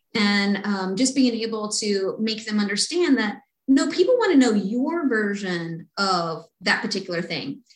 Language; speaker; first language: English; native; English